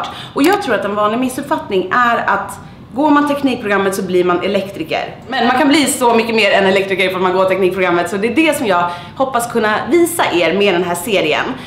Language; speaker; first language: Swedish; native; Swedish